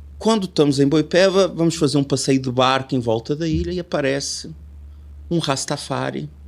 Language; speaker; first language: Portuguese; native; Portuguese